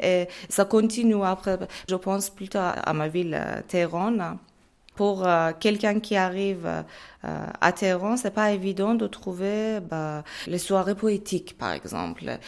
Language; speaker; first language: French; non-native, fluent; Persian